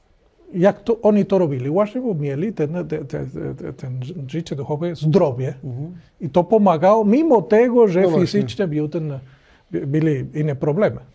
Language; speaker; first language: Polish; non-native, learner; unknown